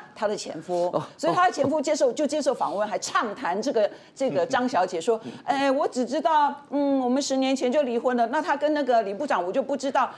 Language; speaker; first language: Chinese; native; Chinese